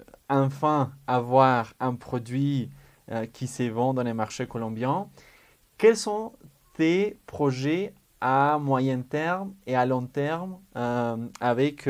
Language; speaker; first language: French; non-native, fluent; Spanish